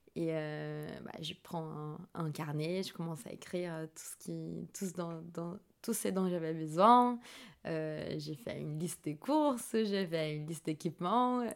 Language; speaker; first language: French; non-native, fluent; Portuguese